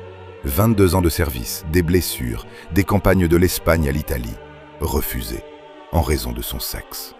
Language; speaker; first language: French; native; French